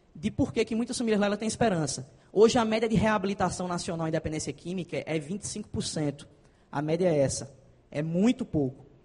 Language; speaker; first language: Portuguese; native; Portuguese